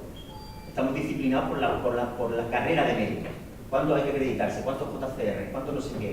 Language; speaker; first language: Spanish; native; Spanish